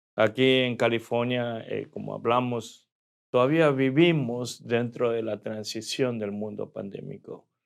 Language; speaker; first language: Spanish; early bilingual, other home language; Korean